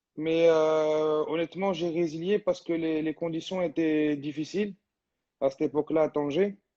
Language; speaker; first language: French; non-native, local second language; Arabic